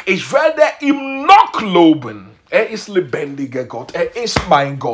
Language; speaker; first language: German; non-native, learner; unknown